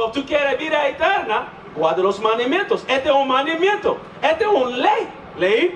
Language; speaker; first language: Spanish; non-native, learner; English